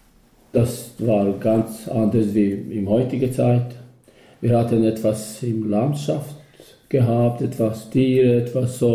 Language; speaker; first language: German; non-native, learner; Albanian